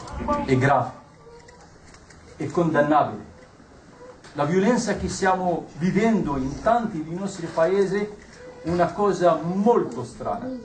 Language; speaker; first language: Italian; non-native, fluent; Arabic